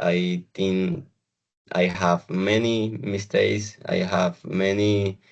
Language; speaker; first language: English; non-native, learner; Spanish